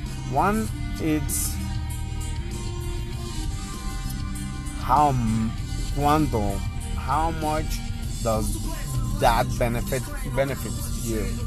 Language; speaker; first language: English; non-native, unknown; Spanish